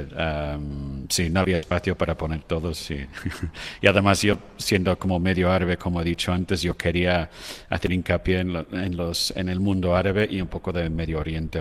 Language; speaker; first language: Spanish; non-native, fluent; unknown